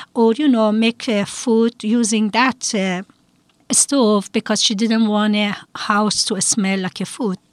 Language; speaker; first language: English; non-native, fluent; Persian